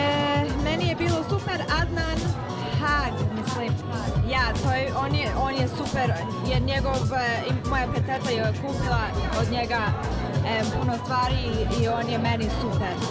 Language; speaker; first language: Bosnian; early bilingual, heritage; Bosnian